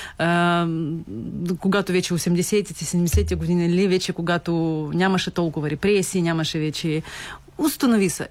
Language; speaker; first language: Bulgarian; early bilingual, heritage; Bulgarian